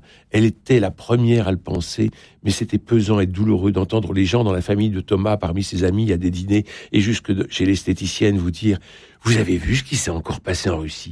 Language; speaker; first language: French; native; French